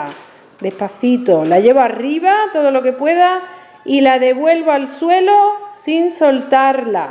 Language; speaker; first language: Spanish; native; Spanish